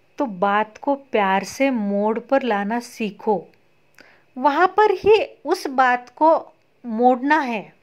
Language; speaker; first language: Hindi; non-native, local second language; Marathi